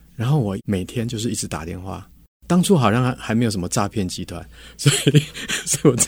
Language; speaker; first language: Chinese; native; Chinese